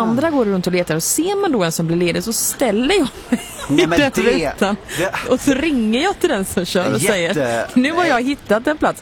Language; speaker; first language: Swedish; native; Swedish